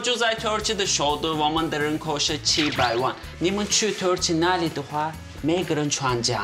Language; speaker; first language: Chinese; non-native, fluent; Turkish